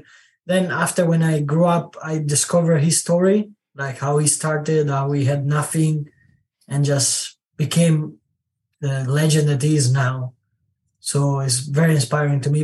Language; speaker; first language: English; non-native, learner; Italian